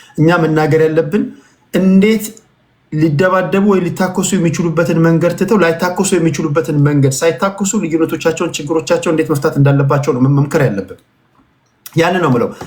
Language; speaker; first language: Amharic; native; Amharic